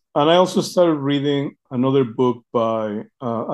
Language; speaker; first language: English; non-native, fluent; Spanish